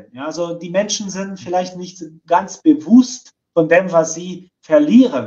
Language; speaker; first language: German; non-native, fluent; Portuguese